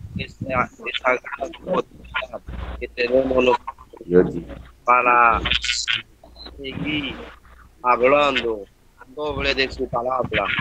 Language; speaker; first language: Spanish; non-native, learner; Haitian Creole